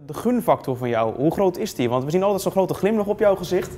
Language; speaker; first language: Dutch; native; Dutch